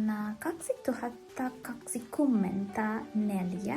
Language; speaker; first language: Finnish; non-native, learner; Sinhala